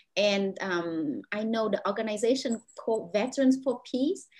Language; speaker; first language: English; non-native, fluent; Vietnamese